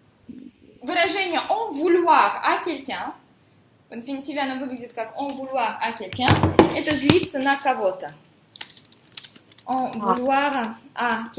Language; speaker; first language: French; non-native, fluent; Russian